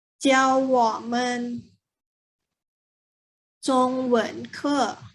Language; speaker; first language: Chinese; non-native, fluent; Thai